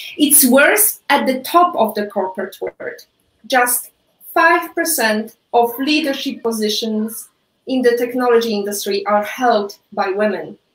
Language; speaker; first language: English; non-native, fluent; Polish